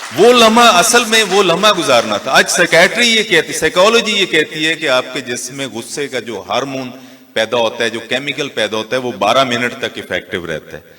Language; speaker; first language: Urdu; non-native, local second language; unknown